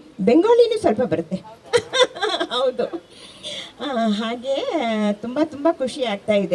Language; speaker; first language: Kannada; non-native, local second language; Malayalam